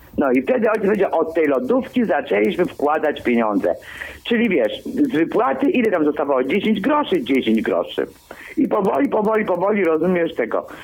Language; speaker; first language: Polish; early bilingual, other home language; Greek